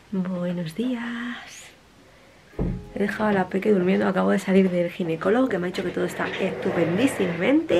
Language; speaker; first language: Spanish; native; Spanish